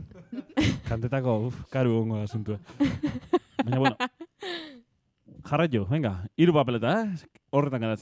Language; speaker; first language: Basque; native; Basque